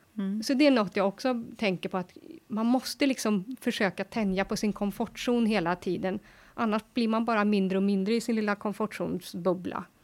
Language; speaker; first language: Swedish; native; Swedish